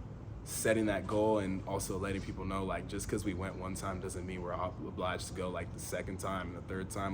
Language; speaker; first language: English; native; English